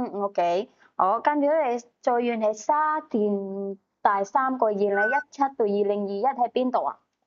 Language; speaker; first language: Cantonese; native; Cantonese